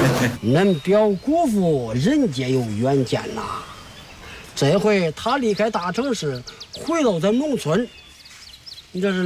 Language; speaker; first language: Chinese; native; Chinese